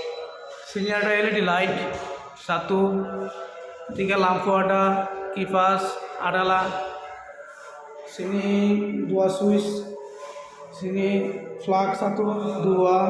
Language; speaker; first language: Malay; non-native, learner; Bangla